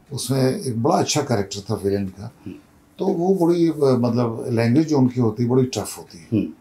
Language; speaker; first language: Hindi; native; Hindi